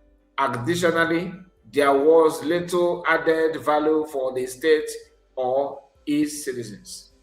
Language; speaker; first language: English; non-native, local second language; Igbo